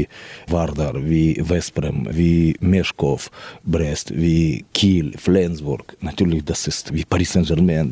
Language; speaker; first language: German; non-native, fluent; Russian